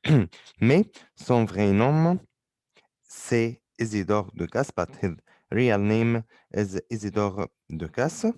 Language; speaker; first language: French; non-native, fluent; Arabic